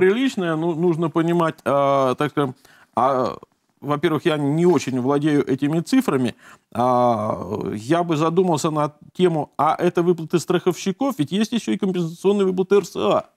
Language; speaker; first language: Russian; native; Russian